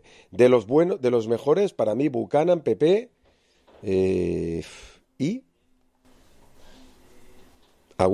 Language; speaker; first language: Spanish; non-native, local second language; Catalan